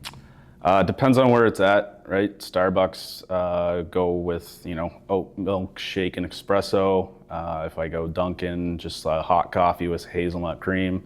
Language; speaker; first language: English; native; English